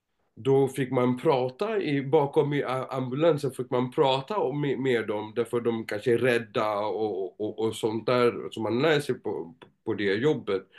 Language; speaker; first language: Swedish; non-native, fluent; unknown